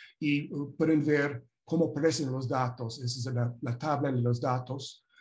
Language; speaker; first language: Spanish; non-native, fluent; English